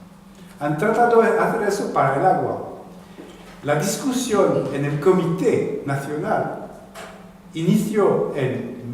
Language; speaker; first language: Spanish; non-native, fluent; French